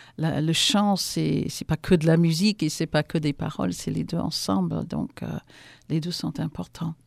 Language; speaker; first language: French; non-native, fluent; English